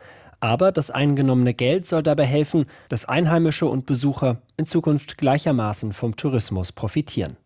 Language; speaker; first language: German; native; German